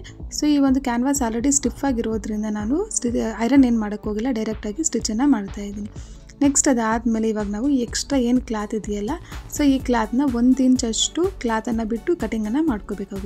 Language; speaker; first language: Kannada; native; Kannada